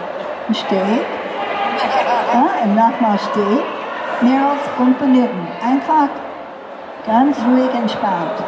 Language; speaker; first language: German; non-native, fluent; English